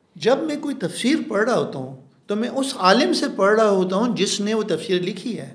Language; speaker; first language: Urdu; non-native, local second language; Pashto